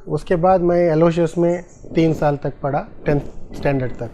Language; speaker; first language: Hindi; non-native, local second language; Tulu